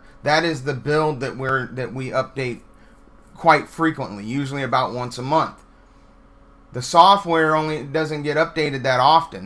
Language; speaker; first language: English; native; English